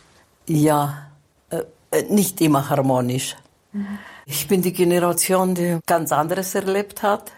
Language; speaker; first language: German; non-native, fluent; Greek